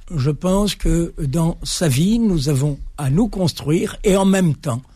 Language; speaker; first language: French; native; French